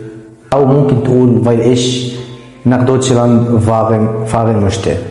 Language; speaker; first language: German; non-native, fluent; Arabic